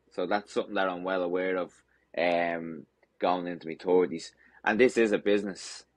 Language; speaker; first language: English; native; English